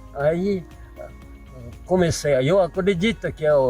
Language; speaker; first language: Portuguese; non-native, learner; Japanese